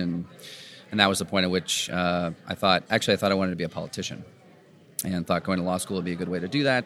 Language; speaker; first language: English; native; English